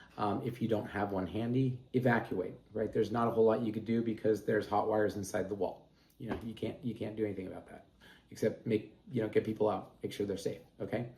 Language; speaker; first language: English; native; English